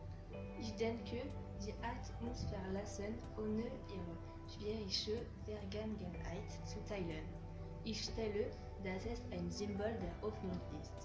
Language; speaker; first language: German; non-native, learner; French